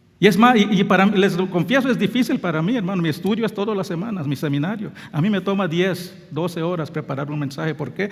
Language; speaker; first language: Spanish; non-native, local second language; English